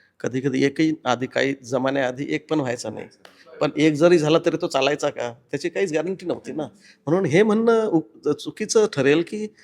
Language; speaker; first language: Marathi; native; Marathi